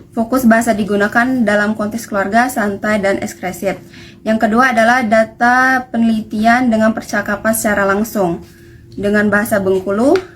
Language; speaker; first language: Indonesian; non-native, local second language; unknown